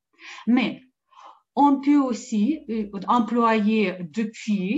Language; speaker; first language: French; non-native, fluent; Russian